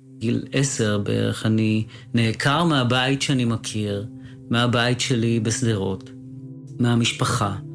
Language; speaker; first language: Hebrew; native; Hebrew